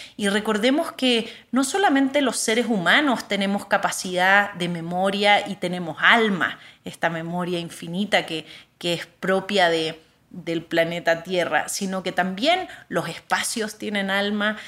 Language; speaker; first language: Spanish; native; Spanish